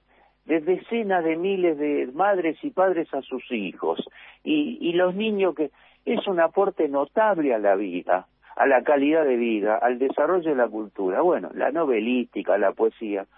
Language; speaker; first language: Spanish; native; Spanish